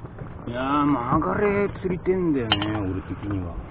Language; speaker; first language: Japanese; native; Japanese